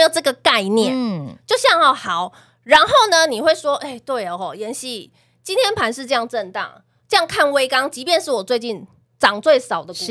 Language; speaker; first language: Chinese; native; Chinese